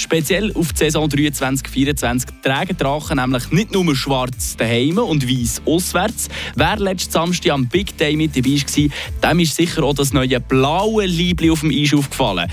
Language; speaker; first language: German; native; German